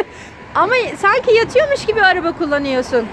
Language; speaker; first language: Turkish; native; Turkish